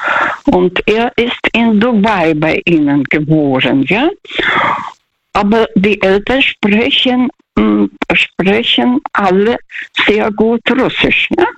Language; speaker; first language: German; non-native, fluent; Russian